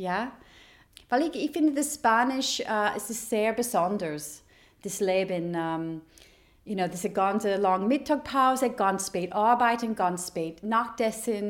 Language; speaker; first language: German; non-native, learner; English